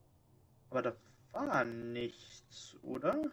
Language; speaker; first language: German; native; German